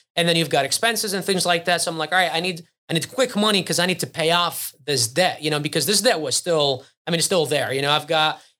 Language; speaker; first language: English; early bilingual, other home language; Arabic